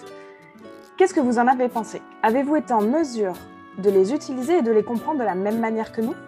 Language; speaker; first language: French; native; French